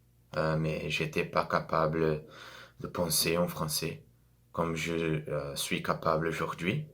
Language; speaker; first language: French; non-native, fluent; Portuguese